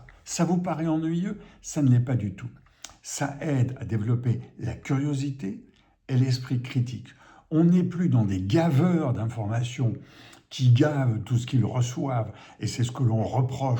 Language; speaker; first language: French; native; French